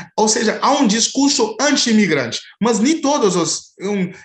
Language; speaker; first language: Portuguese; non-native, fluent; Haitian Creole